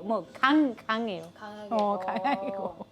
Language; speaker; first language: Korean; non-native, learner; Nepali